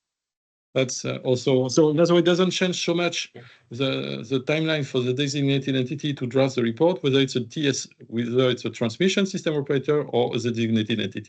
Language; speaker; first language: English; non-native, fluent; French